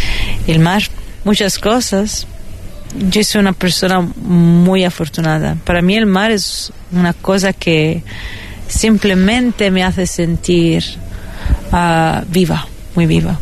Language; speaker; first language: Spanish; non-native, fluent; Italian